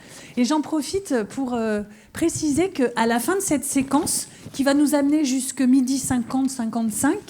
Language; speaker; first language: French; native; French